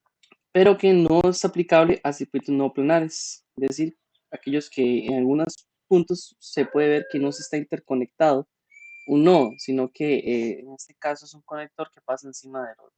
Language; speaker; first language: Spanish; native; Spanish